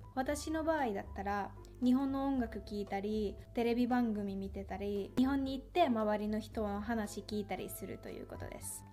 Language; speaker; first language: Japanese; non-native, fluent; Finnish